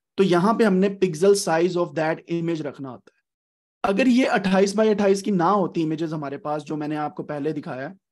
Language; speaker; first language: Urdu; native; Urdu